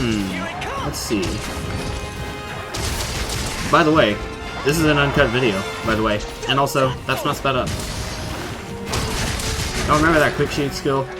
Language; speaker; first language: English; native; English